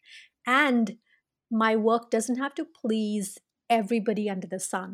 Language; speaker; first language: English; non-native, local second language; Tamil